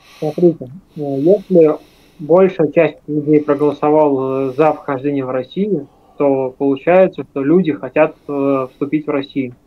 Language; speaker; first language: Russian; native; Russian